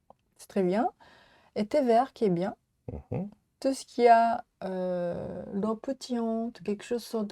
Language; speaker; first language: French; non-native, learner; Japanese